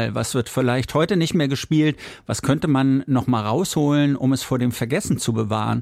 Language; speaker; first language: German; native; German